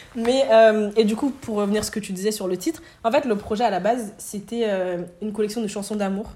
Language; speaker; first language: French; native; French